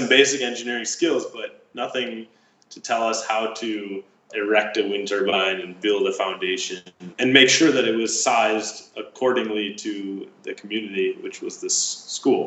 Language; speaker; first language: English; native; English